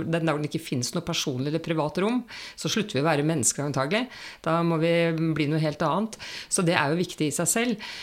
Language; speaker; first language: Norwegian; native; Norwegian